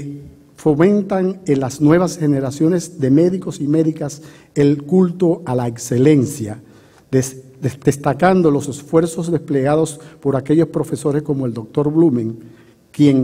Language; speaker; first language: Spanish; native; Spanish